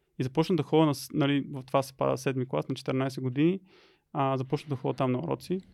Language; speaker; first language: Bulgarian; native; Bulgarian